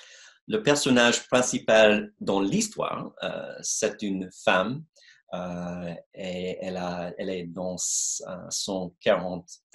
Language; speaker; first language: French; non-native, fluent; English